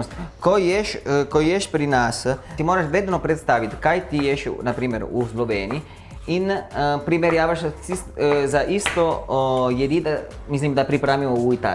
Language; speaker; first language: Slovenian; non-native, learner; Italian